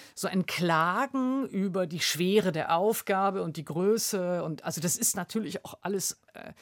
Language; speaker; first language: German; native; German